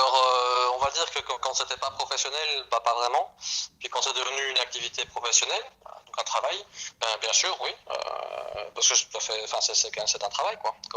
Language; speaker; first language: French; native; French